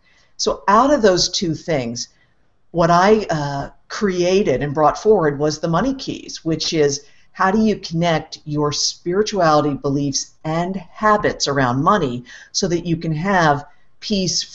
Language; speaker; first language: English; native; English